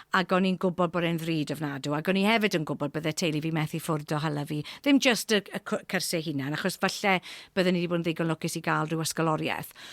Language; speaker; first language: Welsh; non-native, local second language; English